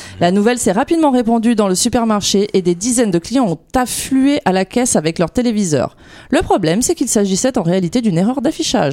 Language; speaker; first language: French; native; French